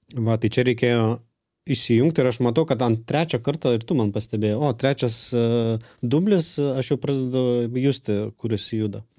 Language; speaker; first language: Lithuanian; non-native, local second language; Russian